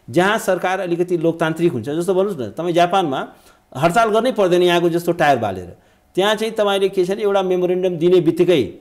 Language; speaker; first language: Nepali; native; Nepali